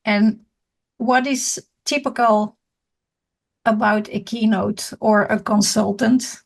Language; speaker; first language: English; non-native, fluent; Dutch